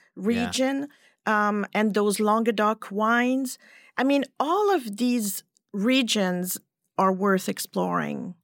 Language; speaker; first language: English; non-native, fluent; French